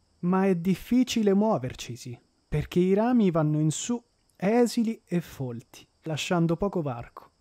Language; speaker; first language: Italian; native; Italian